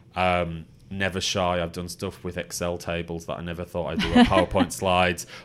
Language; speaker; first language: English; native; English